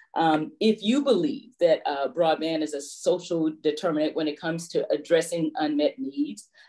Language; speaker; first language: English; native; English